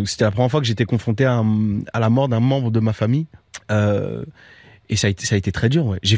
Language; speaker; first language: French; native; French